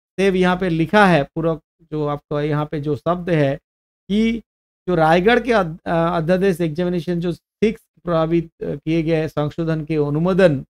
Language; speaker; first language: Hindi; non-native, local second language; Bangla